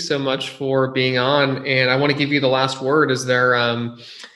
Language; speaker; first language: English; native; English